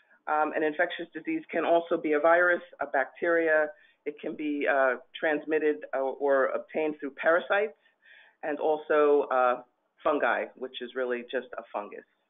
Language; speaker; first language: English; native; English